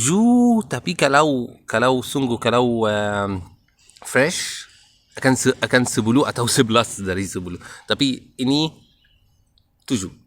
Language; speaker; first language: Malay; non-native, learner; Arabic